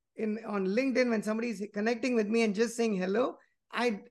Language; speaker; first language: English; non-native, local second language; Tamil